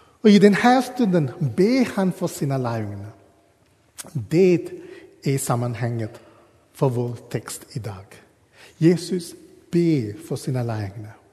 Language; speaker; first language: Swedish; non-native, fluent; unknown